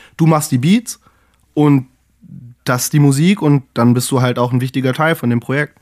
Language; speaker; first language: German; native; German